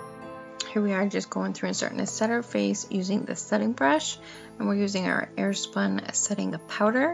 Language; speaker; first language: English; native; English